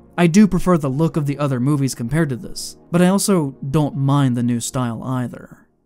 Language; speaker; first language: English; native; English